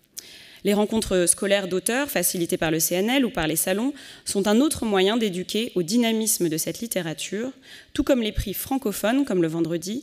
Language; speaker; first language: French; native; French